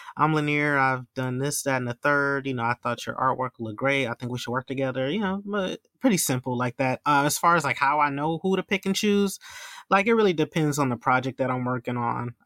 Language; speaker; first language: English; native; English